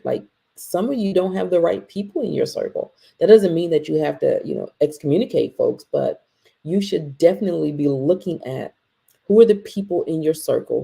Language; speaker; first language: English; native; English